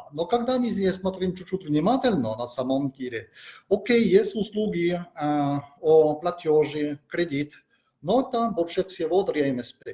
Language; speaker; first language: Russian; non-native, fluent; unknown